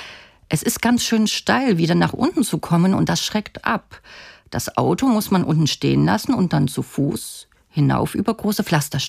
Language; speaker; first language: German; native; German